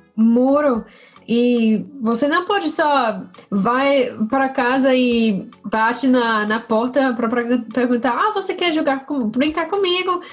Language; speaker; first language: Portuguese; non-native, learner; English